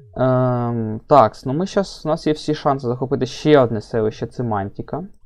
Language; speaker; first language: Ukrainian; non-native, local second language; Russian